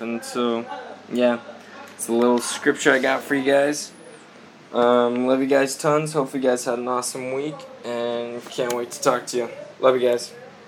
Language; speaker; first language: English; native; English